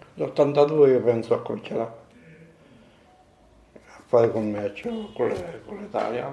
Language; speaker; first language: Italian; non-native, learner; Maltese